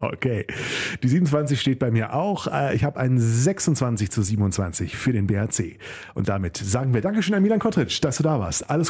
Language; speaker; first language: German; native; German